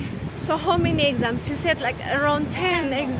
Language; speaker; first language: English; non-native, learner; Indonesian